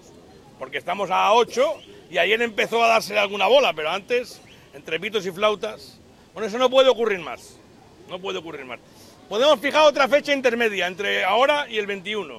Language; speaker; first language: Spanish; native; Spanish